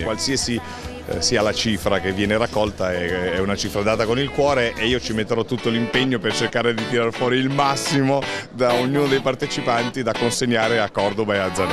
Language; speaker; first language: Italian; native; Italian